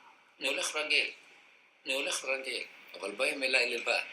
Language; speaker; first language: Hebrew; non-native, learner; Arabic